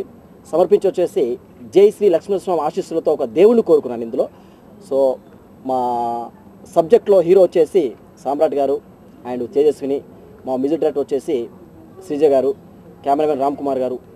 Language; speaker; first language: Telugu; native; Telugu